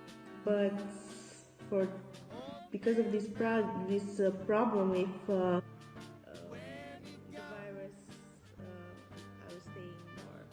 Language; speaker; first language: English; non-native, learner; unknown